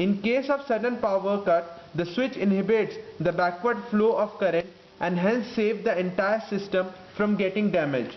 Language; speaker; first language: English; non-native, local second language; Bangla